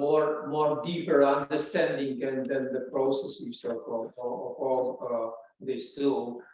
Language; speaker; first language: English; non-native, learner; Latvian